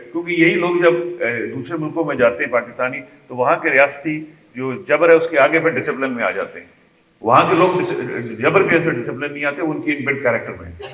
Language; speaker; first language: Urdu; non-native, local second language; Kashmiri